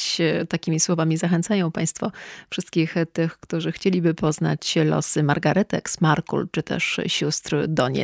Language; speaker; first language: Polish; native; Polish